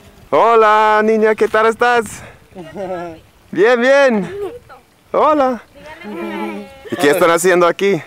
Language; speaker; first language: Spanish; non-native, fluent; English